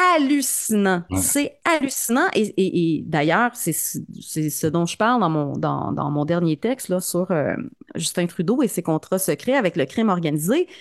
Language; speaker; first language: French; native; French